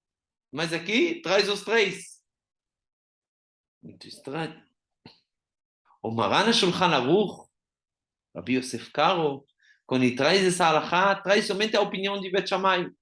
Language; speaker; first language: Portuguese; non-native, fluent; Hebrew